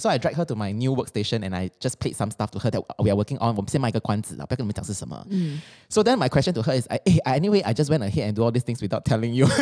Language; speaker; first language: English; non-native, local second language; Chinese